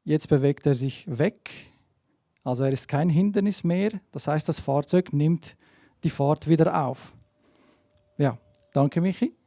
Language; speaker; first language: German; native; German